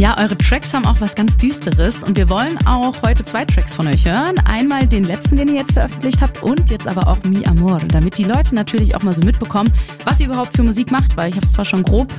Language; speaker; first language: German; native; German